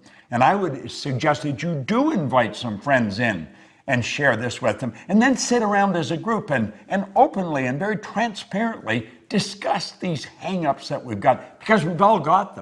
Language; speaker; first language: English; native; English